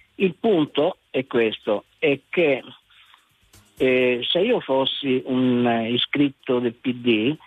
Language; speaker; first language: Italian; native; Italian